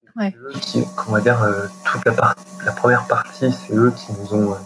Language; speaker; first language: French; native; French